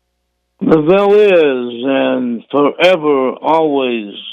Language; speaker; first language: English; native; English